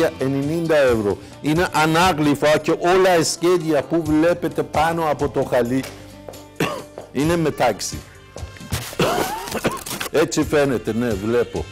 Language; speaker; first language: Greek; non-native, fluent; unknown